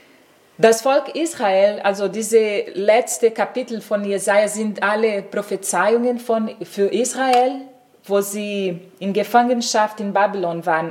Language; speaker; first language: German; non-native, fluent; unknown